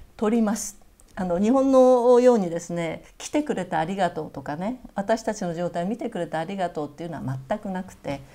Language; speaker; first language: Japanese; native; Japanese